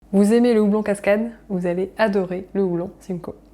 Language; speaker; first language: French; native; French